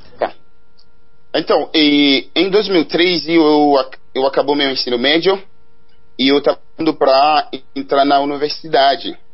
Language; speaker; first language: Portuguese; non-native, fluent; Haitian Creole